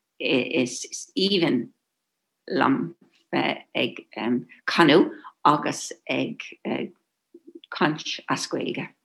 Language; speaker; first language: Irish; non-native, local second language; English